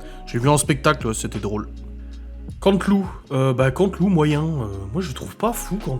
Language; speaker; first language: French; native; French